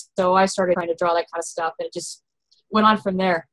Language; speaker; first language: English; native; English